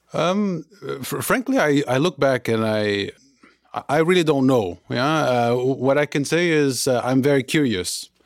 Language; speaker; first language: English; early bilingual, other home language; Portuguese